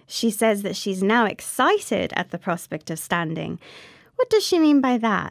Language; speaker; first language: English; native; English